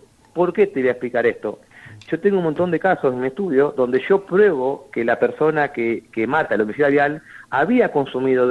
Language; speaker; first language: Spanish; native; Spanish